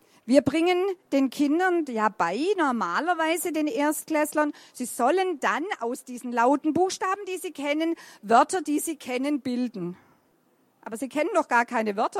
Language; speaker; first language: German; native; German